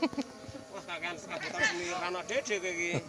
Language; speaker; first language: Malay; non-native, local second language; Javanese